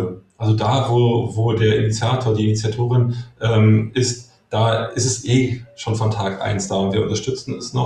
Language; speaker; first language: German; native; German